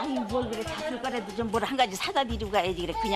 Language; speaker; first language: Korean; native; Korean